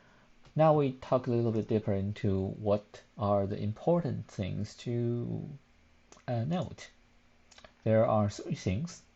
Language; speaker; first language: English; non-native, fluent; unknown